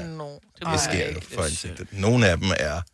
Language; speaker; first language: Danish; native; Danish